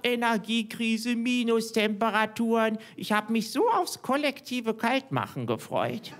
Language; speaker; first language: German; native; German